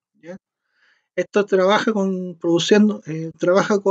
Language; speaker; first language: Spanish; native; Spanish